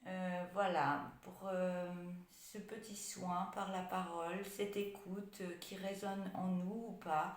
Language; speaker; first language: French; native; French